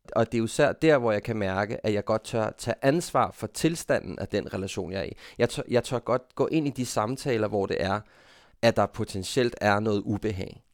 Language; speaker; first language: Danish; native; Danish